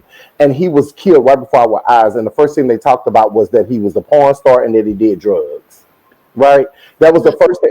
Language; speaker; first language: English; native; English